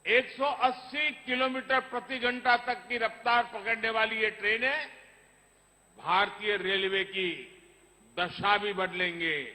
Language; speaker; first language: Hindi; non-native, local second language; Gujarati